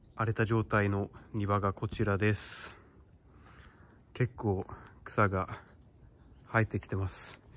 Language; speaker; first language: Japanese; non-native, fluent; Swedish